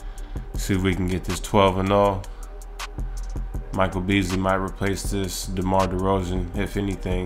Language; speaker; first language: English; native; English